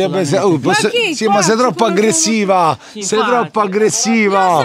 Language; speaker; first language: Italian; native; Italian